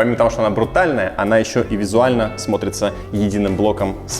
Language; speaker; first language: Russian; native; Russian